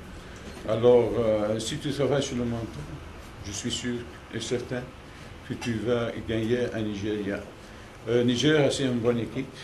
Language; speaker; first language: French; non-native, local second language; Dutch